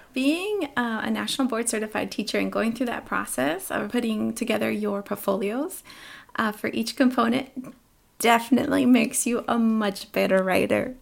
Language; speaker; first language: English; early bilingual, other home language; Spanish